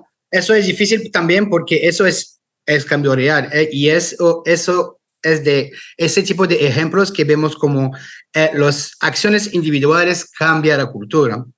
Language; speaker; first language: Spanish; non-native, fluent; French